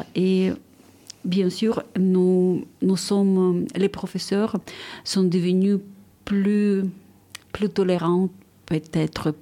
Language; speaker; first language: French; non-native, fluent; Ukrainian